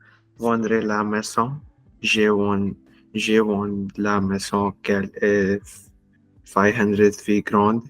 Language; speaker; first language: French; non-native, learner; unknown